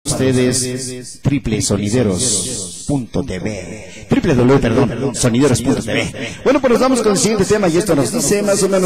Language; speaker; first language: Spanish; native; Spanish